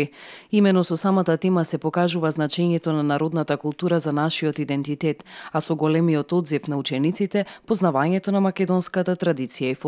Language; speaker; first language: Macedonian; native; Macedonian